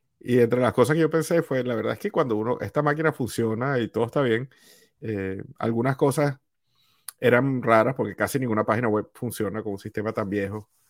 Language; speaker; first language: Spanish; native; Spanish